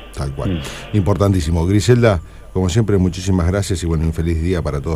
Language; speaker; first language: Spanish; native; Spanish